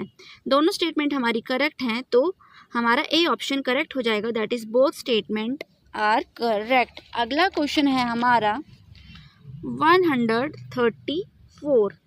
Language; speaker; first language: Hindi; native; Hindi